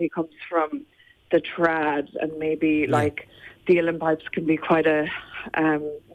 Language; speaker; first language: English; native; English